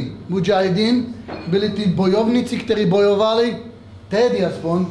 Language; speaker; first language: Czech; non-native, fluent; Hebrew